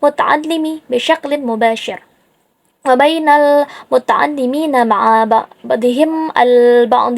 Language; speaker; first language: Arabic; non-native, learner; Indonesian